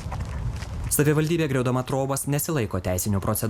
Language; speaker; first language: Lithuanian; native; Lithuanian